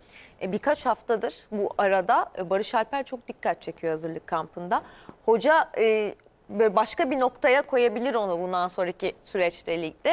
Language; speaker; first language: Turkish; native; Turkish